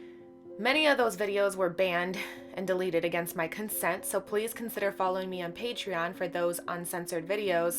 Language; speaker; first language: English; native; English